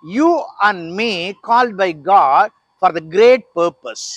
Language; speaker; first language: English; non-native, local second language; Tamil